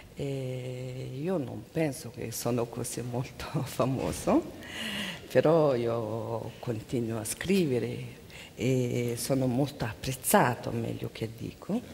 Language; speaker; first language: Italian; non-native, learner; Mongolian